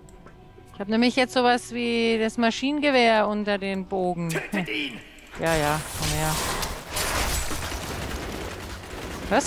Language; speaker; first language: German; native; German